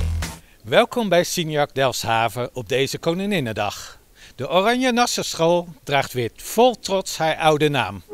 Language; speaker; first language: Dutch; native; Dutch